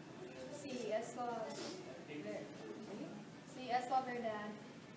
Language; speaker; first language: Spanish; non-native, learner; English